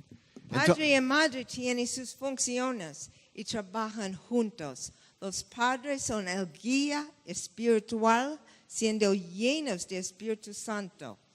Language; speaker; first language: Spanish; non-native, fluent; English